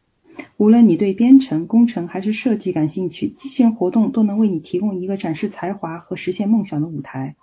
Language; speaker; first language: Chinese; native; Chinese